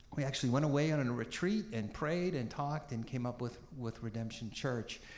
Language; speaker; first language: English; native; English